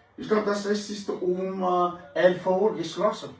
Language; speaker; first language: German; non-native, fluent; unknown